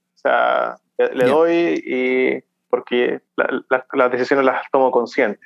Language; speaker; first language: Spanish; native; Spanish